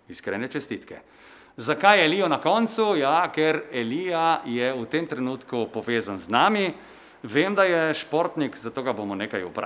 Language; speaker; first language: Slovenian; native; Slovenian